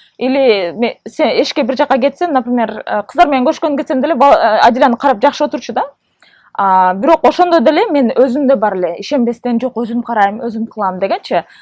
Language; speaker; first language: Kyrgyz; native; Kyrgyz